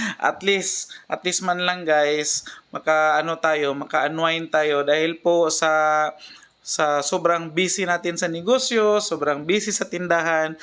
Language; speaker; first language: Filipino; non-native, local second language; Cebuano